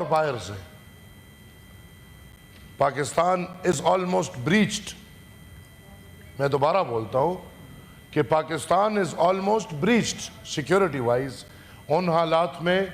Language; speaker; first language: Urdu; non-native, local second language; Pashto